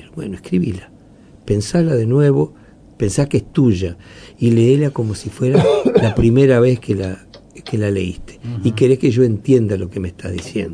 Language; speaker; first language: Spanish; native; Spanish